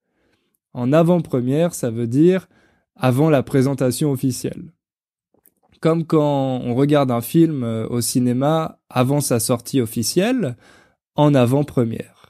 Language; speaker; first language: French; native; French